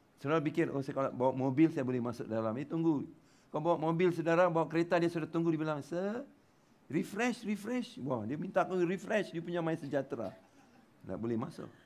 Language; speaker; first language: Malay; non-native, local second language; Tamil